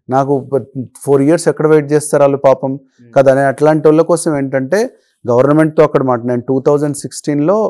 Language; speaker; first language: Telugu; native; Telugu